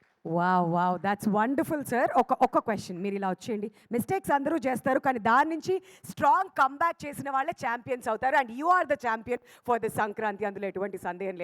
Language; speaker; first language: Telugu; native; Telugu